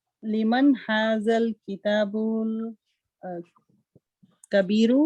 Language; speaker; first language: Arabic; non-native, learner; English